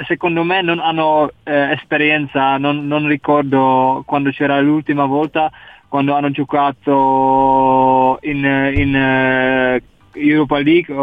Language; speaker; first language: Italian; non-native, learner; Czech